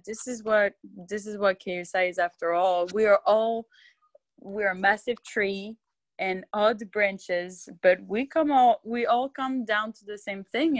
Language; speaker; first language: English; non-native, fluent; French